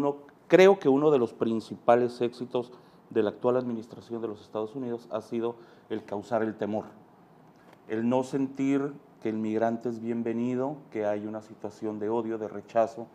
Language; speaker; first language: Spanish; native; Spanish